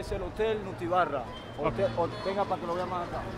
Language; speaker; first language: Spanish; native; Spanish